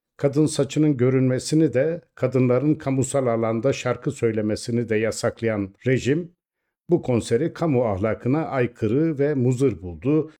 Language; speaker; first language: Turkish; native; Turkish